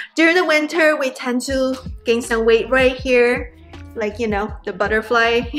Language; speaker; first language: English; non-native, fluent; Chinese